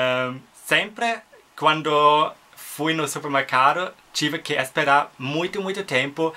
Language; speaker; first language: Portuguese; non-native, fluent; German